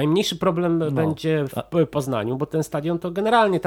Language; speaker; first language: Polish; native; Polish